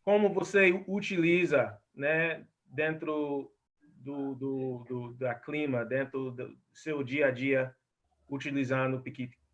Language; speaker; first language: Portuguese; non-native, fluent; English